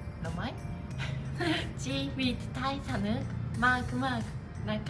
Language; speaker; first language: Thai; non-native, learner; Japanese